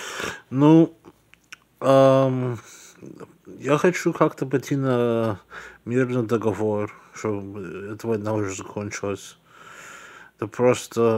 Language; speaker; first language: Russian; early bilingual, heritage; Russian